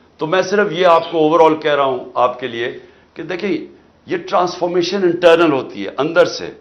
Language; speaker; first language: Urdu; native; Urdu